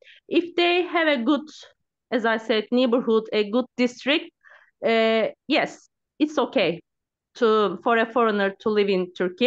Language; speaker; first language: English; non-native, learner; Turkish